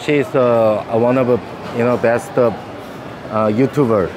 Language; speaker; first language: English; non-native, learner; Korean